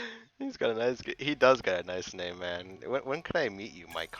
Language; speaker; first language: English; native; English